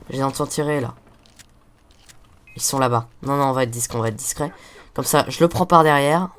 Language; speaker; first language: French; native; French